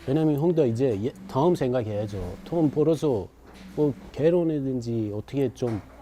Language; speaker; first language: Korean; non-native, fluent; Persian